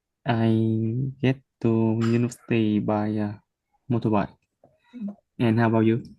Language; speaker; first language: English; non-native, learner; Vietnamese